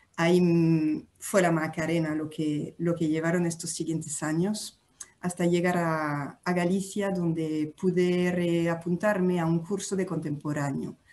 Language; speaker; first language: Spanish; non-native, fluent; French